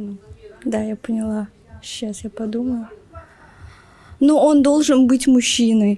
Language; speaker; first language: Russian; non-native, local second language; Turkmen